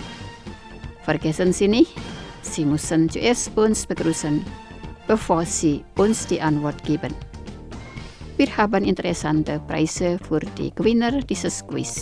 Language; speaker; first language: German; non-native, fluent; Indonesian